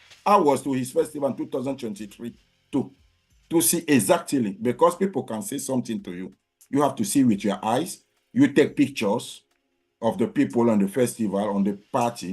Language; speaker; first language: English; non-native, learner; French